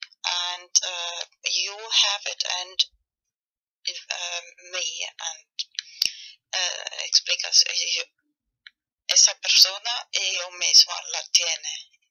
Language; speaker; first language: Spanish; non-native, learner; German